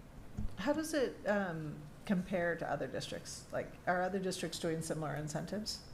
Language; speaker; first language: English; native; English